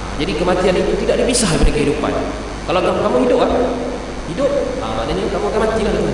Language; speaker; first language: Malay; native; Malay